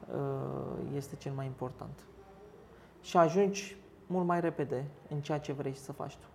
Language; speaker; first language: Romanian; early bilingual, other home language; Turkish